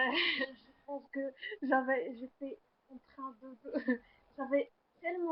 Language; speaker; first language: French; non-native, learner; Arabic